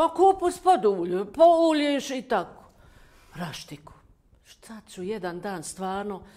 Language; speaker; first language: Croatian; non-native, fluent; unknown